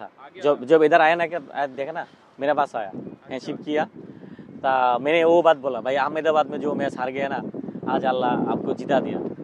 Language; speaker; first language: Hindi; non-native, learner; Bangla